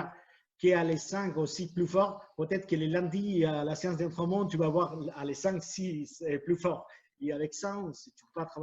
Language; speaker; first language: French; non-native, fluent; Spanish